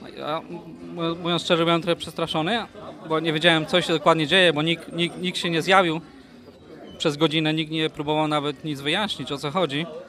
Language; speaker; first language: Polish; native; Polish